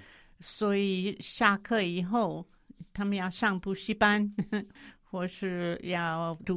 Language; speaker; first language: Chinese; non-native, fluent; English